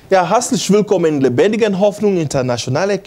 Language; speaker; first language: German; non-native, learner; English